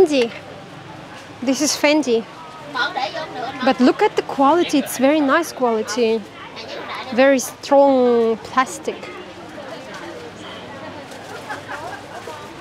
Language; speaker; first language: English; non-native, learner; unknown